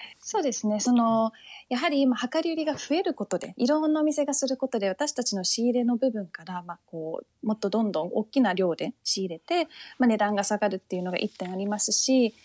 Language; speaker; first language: Japanese; early bilingual, heritage; Japanese